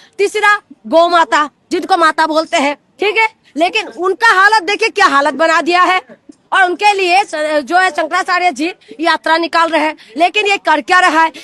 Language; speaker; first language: Hindi; non-native, local second language; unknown